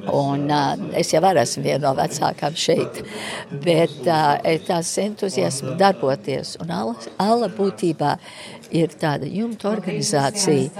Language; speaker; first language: Latvian; early bilingual, heritage; Latvian